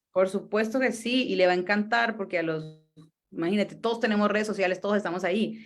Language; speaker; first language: Spanish; native; Spanish